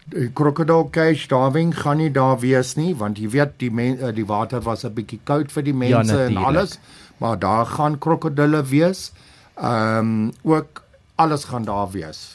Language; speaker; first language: Afrikaans; non-native, local second language; English